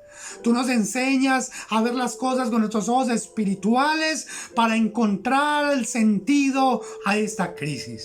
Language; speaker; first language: Spanish; native; Spanish